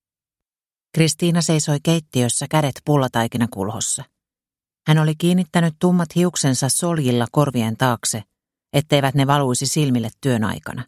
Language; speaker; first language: Finnish; native; Finnish